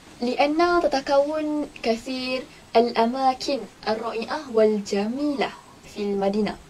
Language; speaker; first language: Arabic; non-native, learner; Malay